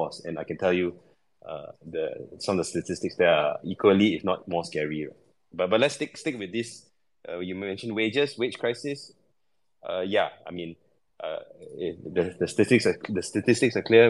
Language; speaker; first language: English; non-native, local second language; Chinese